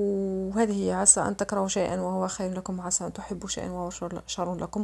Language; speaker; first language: Arabic; native; Arabic